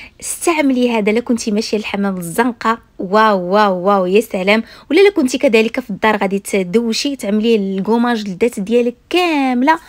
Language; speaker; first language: Arabic; native; Arabic